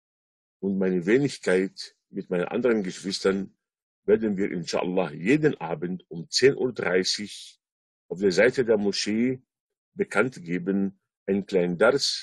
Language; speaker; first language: German; non-native, fluent; Arabic